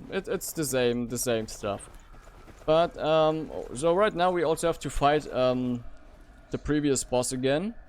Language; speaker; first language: English; non-native, fluent; German